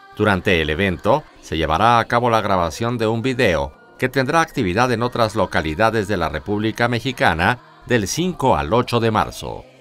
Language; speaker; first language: Spanish; native; Spanish